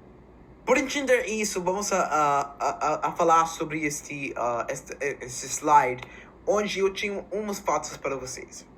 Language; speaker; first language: Portuguese; non-native, learner; English